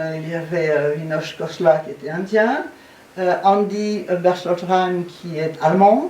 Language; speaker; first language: French; native; French